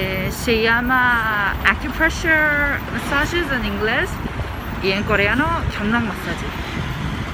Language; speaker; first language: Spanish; non-native, fluent; Korean